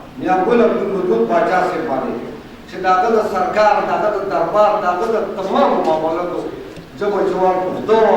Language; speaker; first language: Pashto; non-native, local second language; Persian